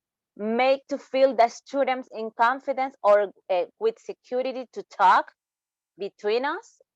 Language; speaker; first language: English; non-native, learner; Spanish